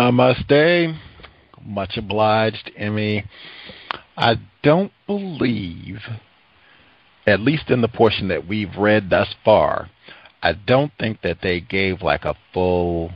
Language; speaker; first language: English; native; English